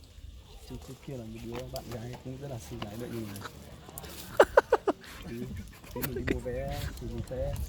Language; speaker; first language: Vietnamese; non-native, local second language; Hmong